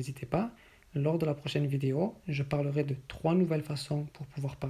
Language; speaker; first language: French; native; French